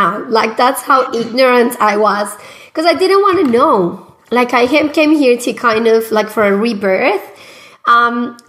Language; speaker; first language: English; non-native, fluent; Spanish